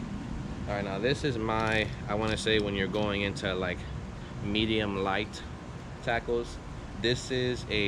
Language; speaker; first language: English; native; English